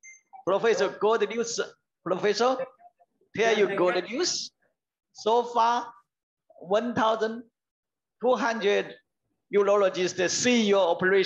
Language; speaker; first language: English; non-native, learner; Chinese